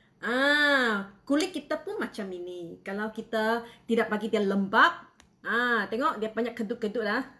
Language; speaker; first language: Malay; non-native, local second language; Chinese